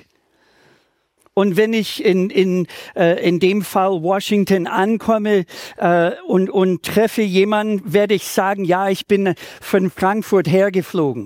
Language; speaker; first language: German; native; German